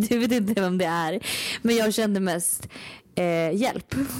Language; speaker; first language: Swedish; native; Swedish